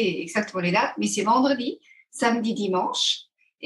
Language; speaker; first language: French; non-native, fluent; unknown